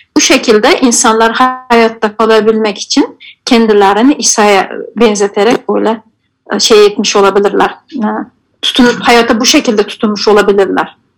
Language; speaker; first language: Turkish; non-native, fluent; Azerbaijani